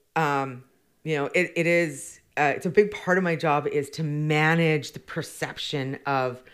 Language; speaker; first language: English; native; English